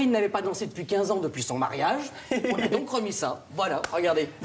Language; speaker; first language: French; native; French